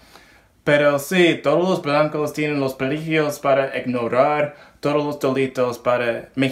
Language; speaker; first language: Spanish; non-native, learner; English